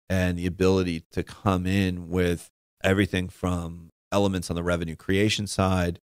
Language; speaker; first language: English; native; English